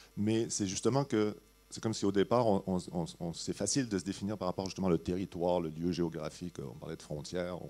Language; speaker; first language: French; native; French